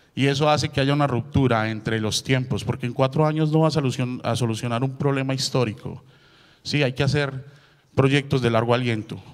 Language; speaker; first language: Spanish; native; Spanish